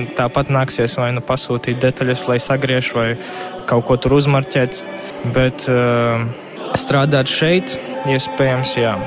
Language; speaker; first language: Latvian; non-native, local second language; Russian